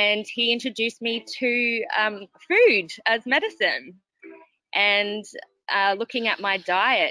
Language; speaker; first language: English; native; English